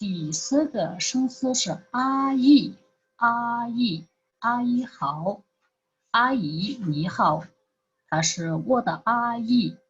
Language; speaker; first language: Chinese; non-native, fluent; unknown